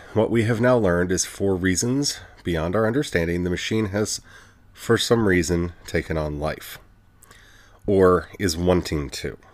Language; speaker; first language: English; native; English